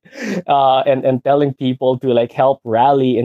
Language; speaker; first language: English; non-native, local second language; Filipino